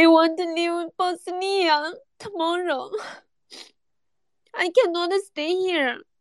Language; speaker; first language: English; non-native, learner; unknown